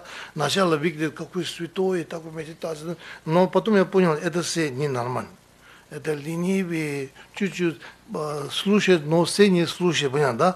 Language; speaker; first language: Russian; non-native, learner; Tibetan